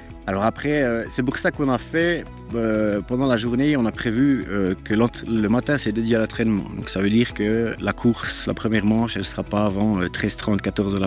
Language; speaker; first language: French; native; French